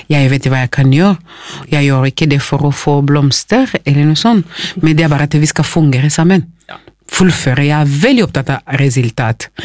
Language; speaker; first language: Norwegian; non-native, fluent; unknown